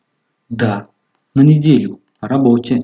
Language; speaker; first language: Russian; non-native, local second language; Tajik